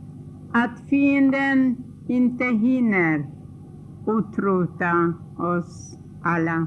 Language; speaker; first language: Swedish; non-native, fluent; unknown